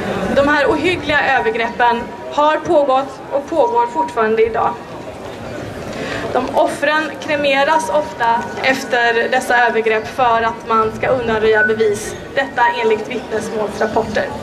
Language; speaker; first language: Swedish; native; Swedish